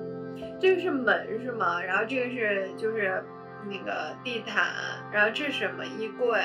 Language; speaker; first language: Chinese; native; Chinese